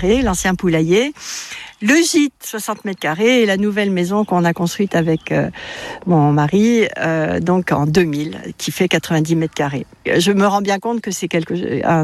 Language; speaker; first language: French; native; French